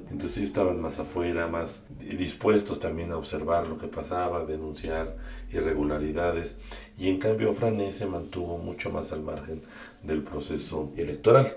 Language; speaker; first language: Spanish; native; Spanish